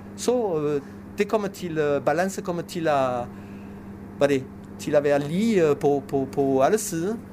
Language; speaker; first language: Danish; non-native, fluent; French